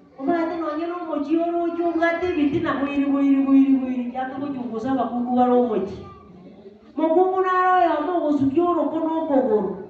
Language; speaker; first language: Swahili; non-native, local second language; Gusii